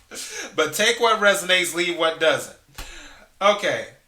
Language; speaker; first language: English; native; English